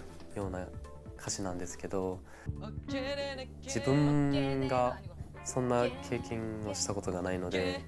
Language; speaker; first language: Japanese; native; Japanese